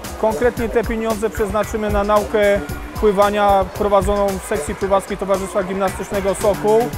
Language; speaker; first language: Polish; native; Polish